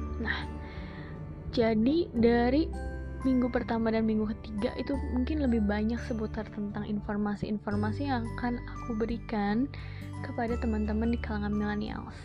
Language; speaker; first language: Indonesian; native; Indonesian